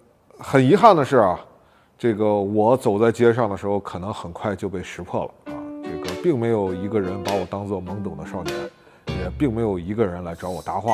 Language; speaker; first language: Chinese; native; Chinese